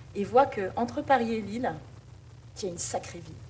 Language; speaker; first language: French; native; French